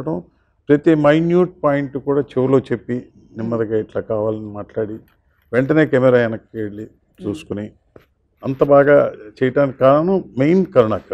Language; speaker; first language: Telugu; native; Telugu